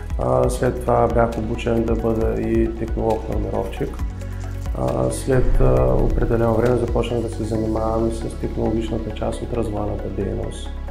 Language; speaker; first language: Bulgarian; native; Bulgarian